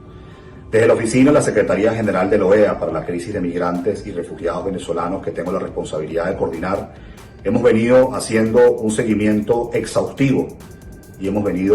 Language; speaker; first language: Spanish; native; Spanish